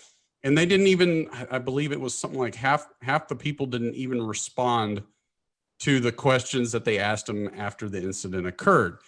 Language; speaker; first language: English; native; English